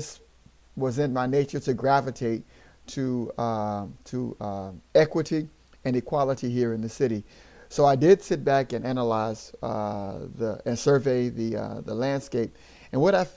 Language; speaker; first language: English; native; English